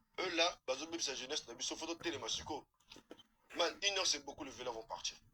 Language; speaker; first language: French; non-native, local second language; Lingala